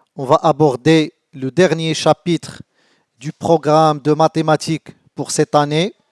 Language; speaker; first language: French; non-native, local second language; Arabic